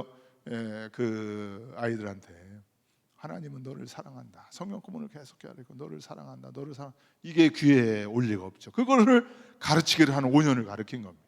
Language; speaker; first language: Korean; native; Korean